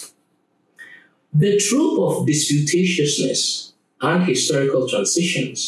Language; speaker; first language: English; non-native, local second language; Akan